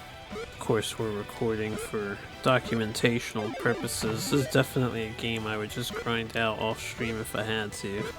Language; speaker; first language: English; native; English